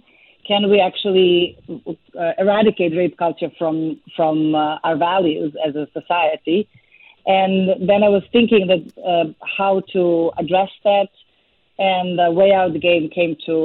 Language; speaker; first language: English; non-native, fluent; Serbian